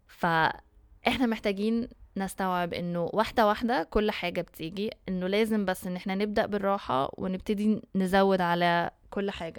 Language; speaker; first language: Arabic; early bilingual, heritage; Arabic